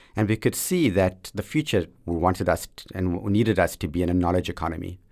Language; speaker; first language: English; native; English